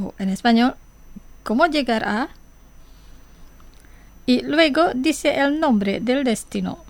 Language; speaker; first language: Spanish; non-native, fluent; Indonesian